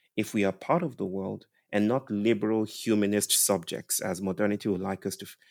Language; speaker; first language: English; non-native, local second language; Yoruba